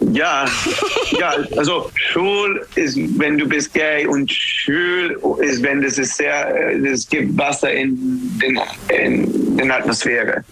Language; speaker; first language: German; non-native, learner; English